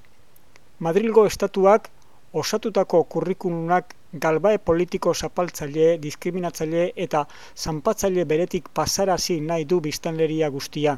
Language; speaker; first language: Basque; native; Basque